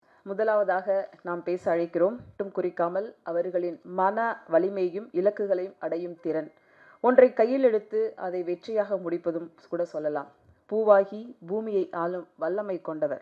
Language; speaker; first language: Tamil; native; Tamil